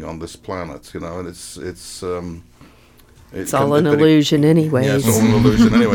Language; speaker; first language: English; native; English